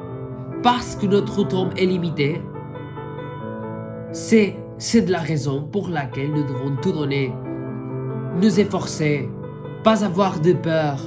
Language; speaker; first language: French; non-native, fluent; Spanish